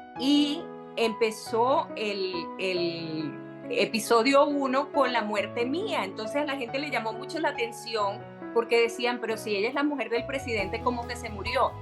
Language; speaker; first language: Spanish; native; Spanish